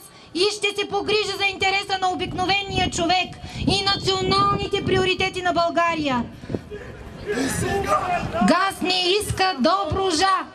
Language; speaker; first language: Bulgarian; native; Bulgarian